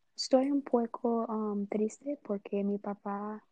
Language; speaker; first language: Spanish; non-native, learner; Portuguese